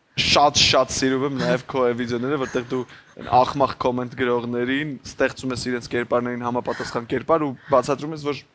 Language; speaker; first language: Armenian; native; Armenian